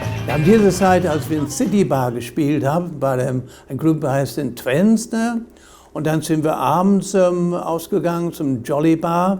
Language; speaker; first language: German; non-native, fluent; English